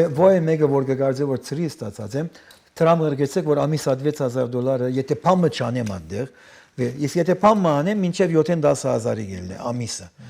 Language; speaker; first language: Armenian; early bilingual, heritage; Armenian